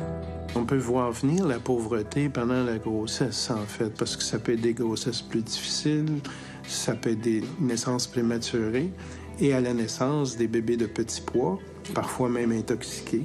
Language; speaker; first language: French; native; French